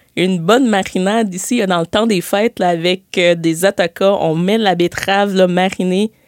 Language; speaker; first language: French; early bilingual, other home language; Haitian Creole